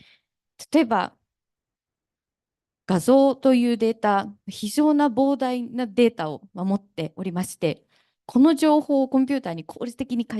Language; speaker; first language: Japanese; native; Japanese